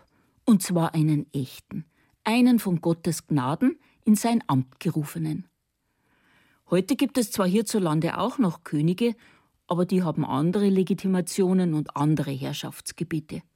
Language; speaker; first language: German; native; German